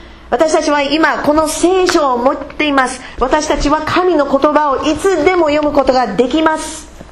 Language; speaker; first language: Japanese; non-native, fluent; English